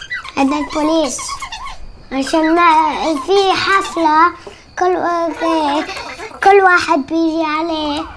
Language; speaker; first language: Arabic; native; Arabic